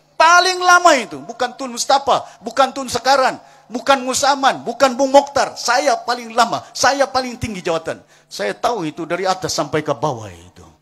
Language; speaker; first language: Malay; non-native, local second language; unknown